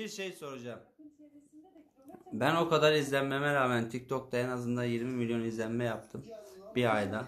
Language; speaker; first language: Turkish; native; Turkish